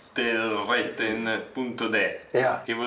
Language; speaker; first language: Italian; native; Italian